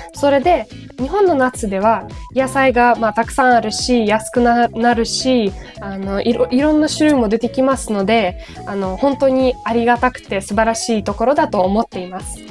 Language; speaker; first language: Japanese; non-native, fluent; Ukrainian